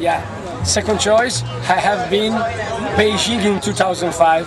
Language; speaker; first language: English; non-native, learner; Italian